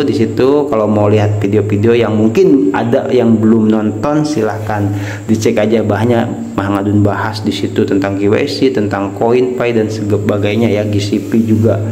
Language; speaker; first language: Indonesian; native; Indonesian